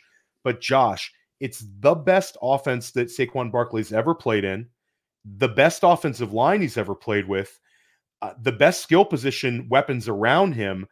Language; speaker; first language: English; native; English